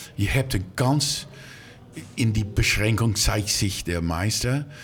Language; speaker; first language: Dutch; non-native, learner; English